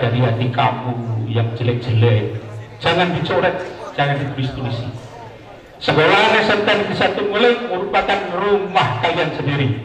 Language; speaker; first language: Indonesian; native; Indonesian